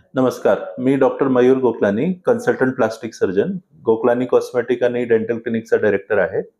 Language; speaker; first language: Marathi; native; Marathi